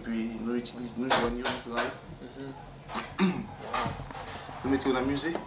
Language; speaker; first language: French; non-native, local second language; Haitian Creole